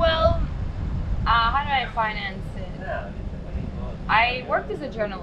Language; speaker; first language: English; early bilingual, heritage; English